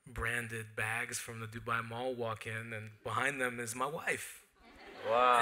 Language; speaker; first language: English; native; English